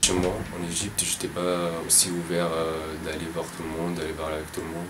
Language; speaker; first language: French; non-native, fluent; Arabic